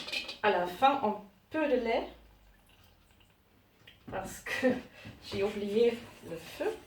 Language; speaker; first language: French; non-native, learner; German